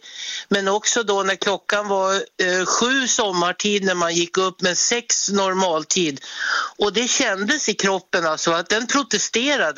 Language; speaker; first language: Swedish; native; Swedish